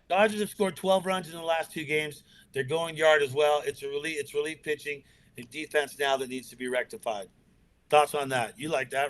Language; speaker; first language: English; native; English